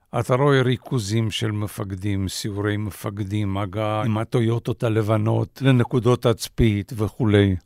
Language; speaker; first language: Hebrew; non-native, fluent; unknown